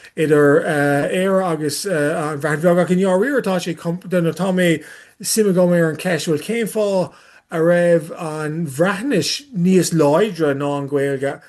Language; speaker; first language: Irish; non-native, learner; English